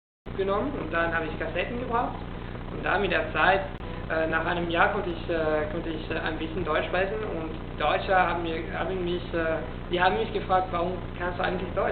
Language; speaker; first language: German; non-native, fluent; Italian